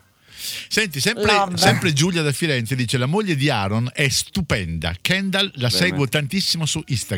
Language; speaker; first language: Italian; native; Italian